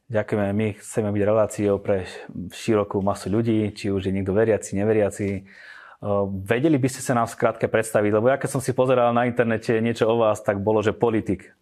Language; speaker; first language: Slovak; native; Slovak